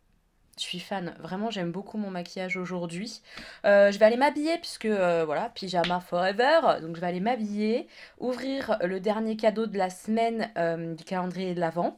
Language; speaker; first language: French; native; French